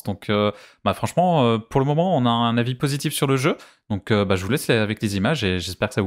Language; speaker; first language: French; native; French